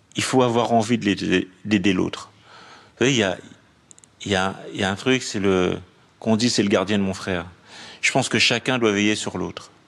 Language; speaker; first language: French; native; French